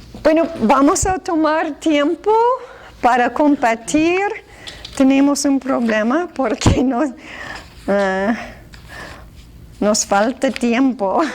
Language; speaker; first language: Spanish; non-native, fluent; English